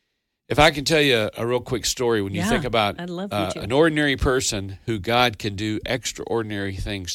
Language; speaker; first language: English; native; English